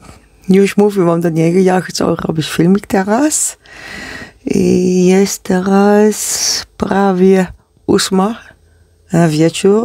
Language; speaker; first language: Polish; non-native, learner; Dutch